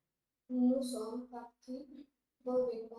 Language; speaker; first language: French; non-native, learner; Hindi